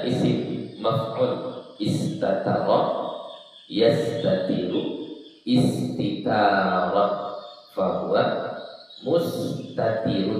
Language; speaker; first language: Arabic; non-native, fluent; Indonesian